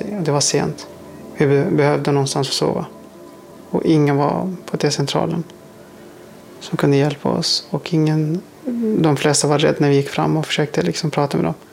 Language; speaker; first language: Swedish; non-native, fluent; Persian